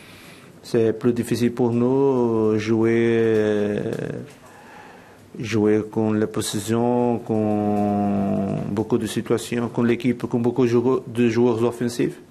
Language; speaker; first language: French; non-native, learner; Portuguese